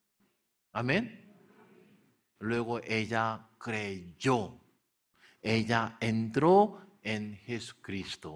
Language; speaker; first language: Spanish; non-native, learner; Korean